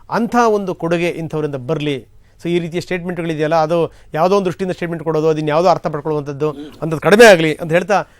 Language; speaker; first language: Kannada; native; Kannada